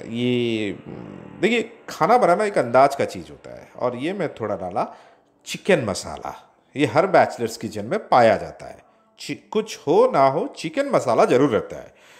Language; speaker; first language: Hindi; non-native, local second language; Odia